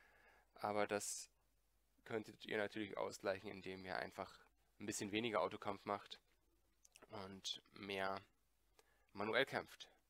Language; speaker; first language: German; native; German